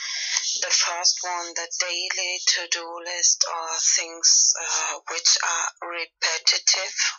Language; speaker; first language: English; non-native, fluent; Spanish